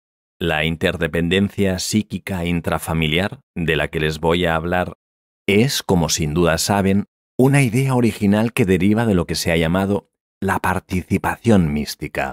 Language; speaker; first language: Spanish; native; Spanish